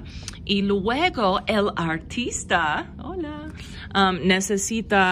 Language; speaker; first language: Spanish; non-native, fluent; English